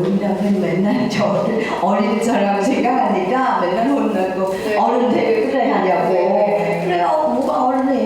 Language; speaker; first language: Korean; non-native, learner; Vietnamese